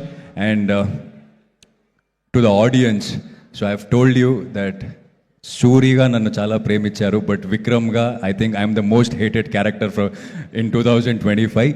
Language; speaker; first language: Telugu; non-native, fluent; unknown